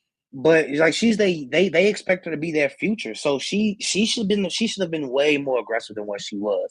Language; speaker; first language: English; native; English